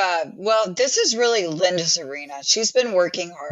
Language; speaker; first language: English; native; English